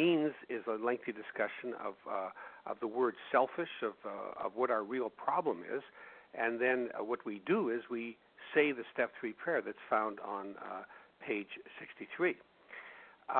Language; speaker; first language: English; native; English